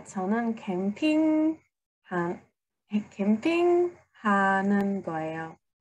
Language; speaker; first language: Korean; non-native, learner; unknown